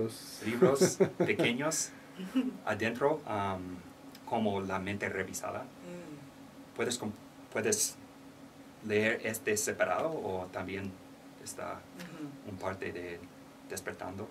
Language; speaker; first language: Spanish; non-native, learner; English